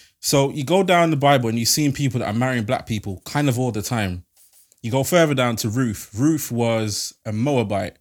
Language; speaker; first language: English; native; English